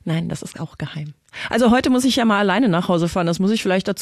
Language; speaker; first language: German; native; German